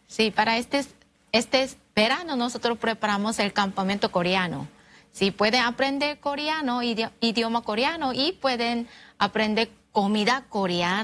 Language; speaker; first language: Spanish; non-native, learner; Korean